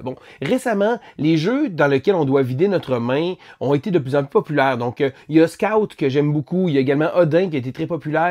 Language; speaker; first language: French; native; French